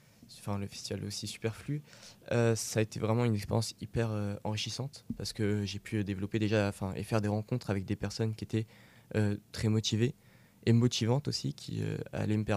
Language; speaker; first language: French; native; French